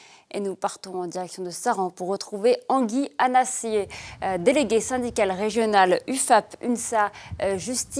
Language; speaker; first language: French; native; French